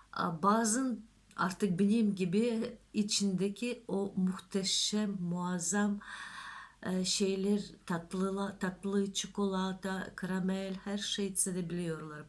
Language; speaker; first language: Turkish; non-native, learner; Russian